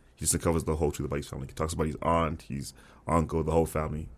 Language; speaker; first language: English; non-native, local second language; Tswana